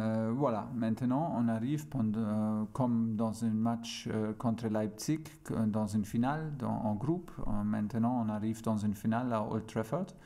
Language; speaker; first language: French; non-native, fluent; German